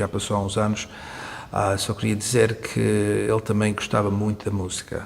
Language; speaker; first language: Portuguese; early bilingual, heritage; Portuguese